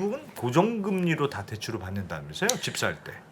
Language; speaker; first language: Korean; native; Korean